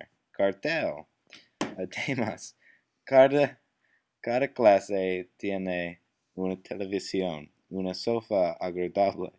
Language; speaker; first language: Spanish; non-native, learner; English